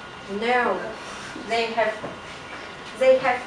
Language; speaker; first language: English; non-native, fluent; Russian